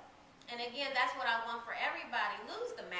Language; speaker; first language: English; native; English